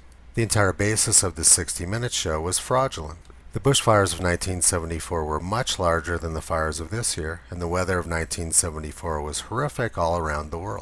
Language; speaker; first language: English; native; English